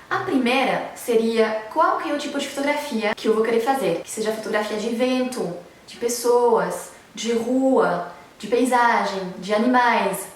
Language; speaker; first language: Portuguese; non-native, fluent; French